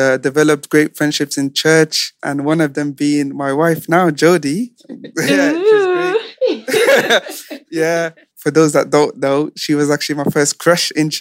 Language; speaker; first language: English; non-native, fluent; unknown